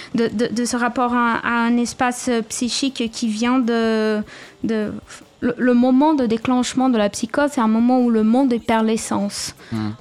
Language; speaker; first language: French; non-native, fluent; Portuguese